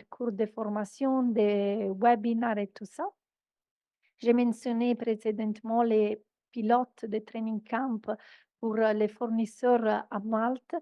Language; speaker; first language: French; non-native, fluent; Italian